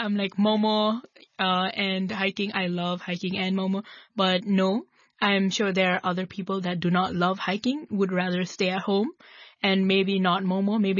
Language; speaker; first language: English; non-native, local second language; Nepali